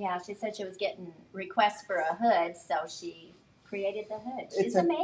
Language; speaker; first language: English; native; English